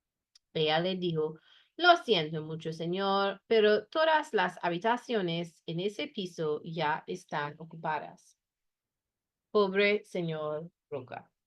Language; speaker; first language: Spanish; non-native, fluent; English